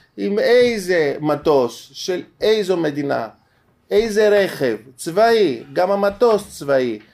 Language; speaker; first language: Hebrew; non-native, fluent; Greek